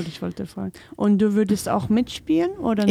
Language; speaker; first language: German; non-native, fluent; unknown